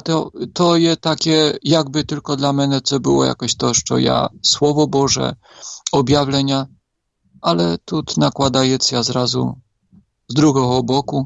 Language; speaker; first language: Polish; non-native, learner; Ukrainian